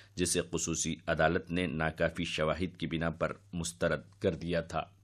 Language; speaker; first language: Urdu; native; Urdu